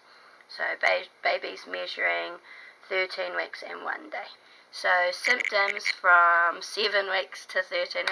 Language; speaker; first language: English; native; English